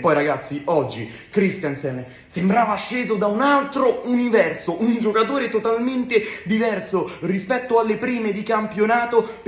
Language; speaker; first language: Italian; native; Italian